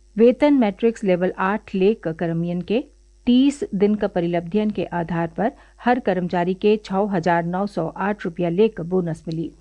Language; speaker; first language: Bhojpuri; native; Bhojpuri